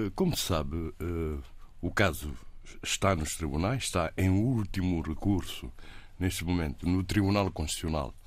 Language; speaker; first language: Portuguese; native; Portuguese